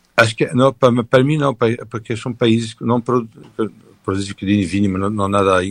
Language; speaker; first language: Portuguese; non-native, fluent; French